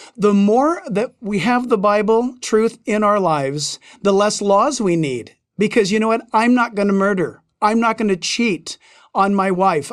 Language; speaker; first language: English; native; English